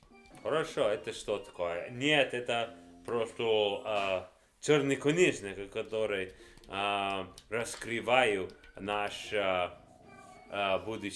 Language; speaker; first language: Russian; non-native, learner; English